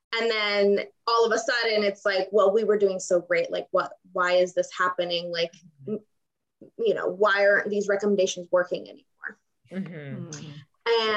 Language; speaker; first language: English; non-native, fluent; Ukrainian